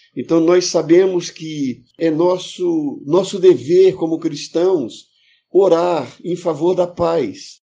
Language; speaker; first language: Portuguese; non-native, fluent; Ukrainian